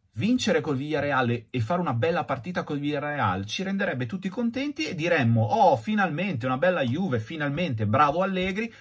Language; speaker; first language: Italian; native; Italian